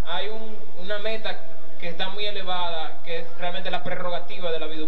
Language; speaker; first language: Spanish; native; Spanish